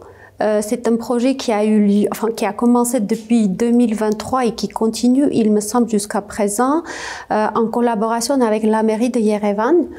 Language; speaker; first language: French; non-native, fluent; Armenian